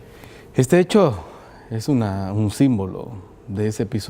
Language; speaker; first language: Spanish; native; Spanish